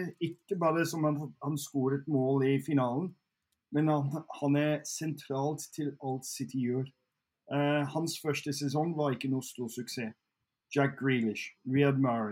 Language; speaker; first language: Norwegian; non-native, fluent; English